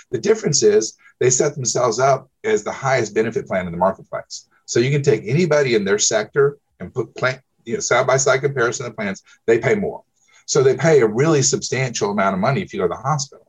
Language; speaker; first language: English; native; English